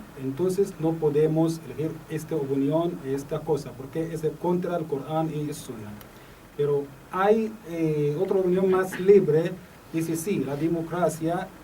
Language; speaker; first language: Spanish; non-native, learner; Arabic